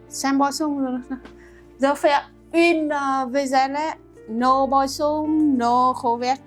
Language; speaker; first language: French; non-native, learner; Vietnamese